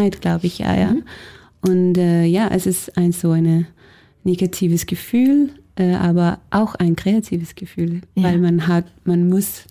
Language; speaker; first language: German; non-native, fluent; Danish